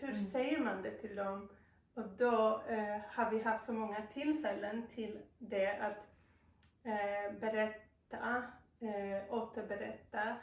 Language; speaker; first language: Swedish; non-native, fluent; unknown